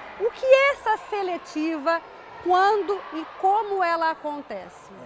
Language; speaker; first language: Portuguese; native; Portuguese